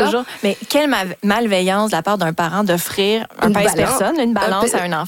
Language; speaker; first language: French; native; French